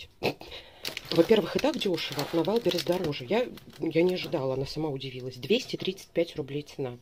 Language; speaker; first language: Russian; native; Russian